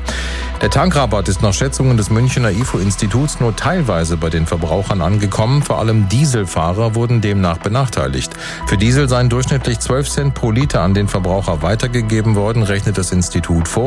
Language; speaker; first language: German; native; German